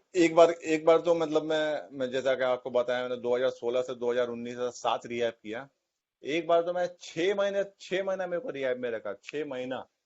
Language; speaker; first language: Hindi; non-native, local second language; Marathi